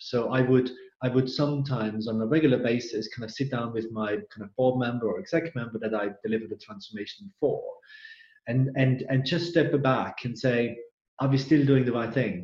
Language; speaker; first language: English; non-native, fluent; German